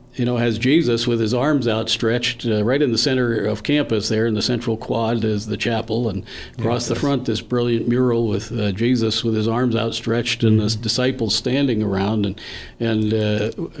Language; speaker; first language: English; native; English